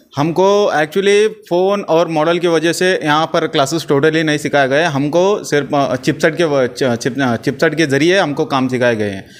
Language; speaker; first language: Hindi; non-native, local second language; Urdu